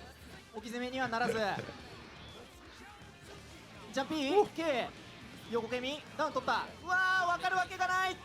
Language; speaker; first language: Japanese; native; Japanese